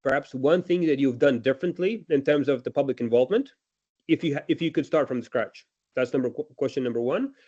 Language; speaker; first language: English; non-native, fluent; Latvian